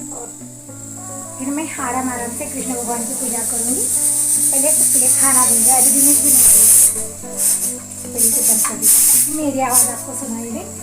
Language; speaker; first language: Hindi; non-native, local second language; Marathi